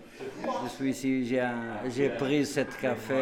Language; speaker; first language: French; non-native, learner; Portuguese